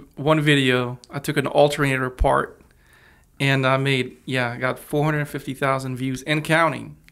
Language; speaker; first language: English; early bilingual, other home language; Russian